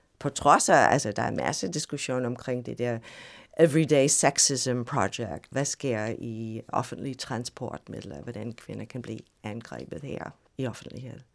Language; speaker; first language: Danish; non-native, fluent; English